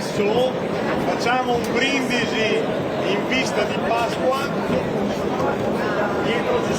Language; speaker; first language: Italian; native; Italian